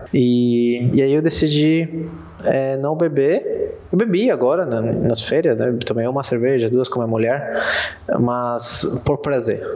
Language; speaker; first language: Portuguese; non-native, fluent; Spanish